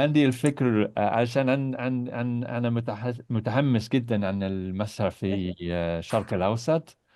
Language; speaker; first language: Arabic; non-native, learner; English